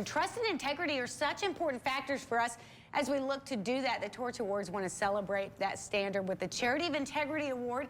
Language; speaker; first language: English; native; English